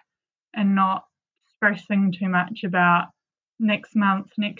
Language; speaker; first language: English; native; English